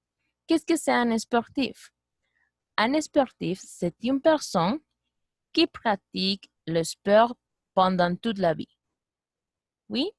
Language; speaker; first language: French; non-native, fluent; Spanish